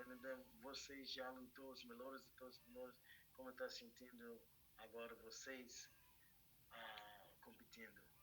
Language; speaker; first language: Portuguese; non-native, fluent; English